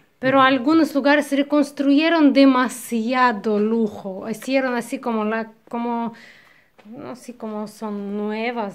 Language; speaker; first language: Spanish; non-native, learner; Russian